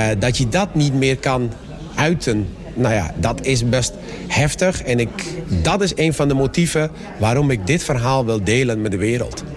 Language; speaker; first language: Dutch; early bilingual, other home language; Persian